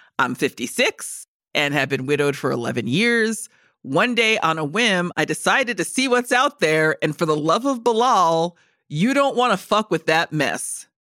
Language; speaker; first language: English; native; English